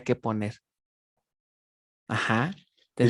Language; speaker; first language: Spanish; native; Spanish